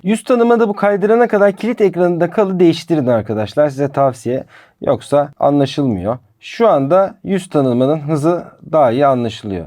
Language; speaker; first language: Turkish; native; Turkish